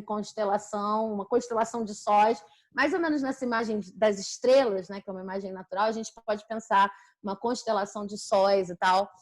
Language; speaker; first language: Portuguese; native; Portuguese